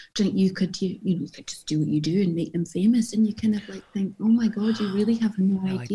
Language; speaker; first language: English; native; English